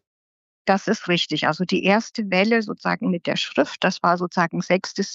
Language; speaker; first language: German; native; German